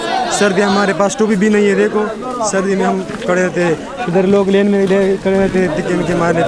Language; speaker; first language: Hindi; non-native, local second language; Pashto